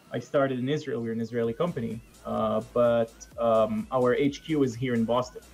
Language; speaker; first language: English; non-native, fluent; Hebrew